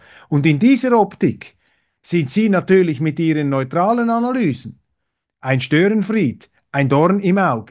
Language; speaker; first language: German; native; German